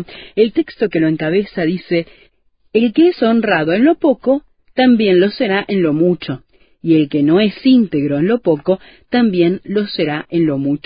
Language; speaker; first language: Spanish; native; Spanish